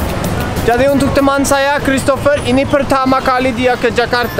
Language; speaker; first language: Indonesian; non-native, fluent; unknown